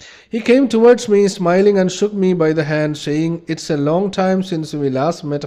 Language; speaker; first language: English; non-native, local second language; Malayalam